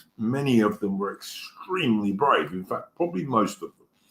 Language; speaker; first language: English; native; English